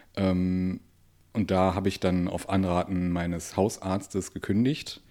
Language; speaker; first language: German; native; German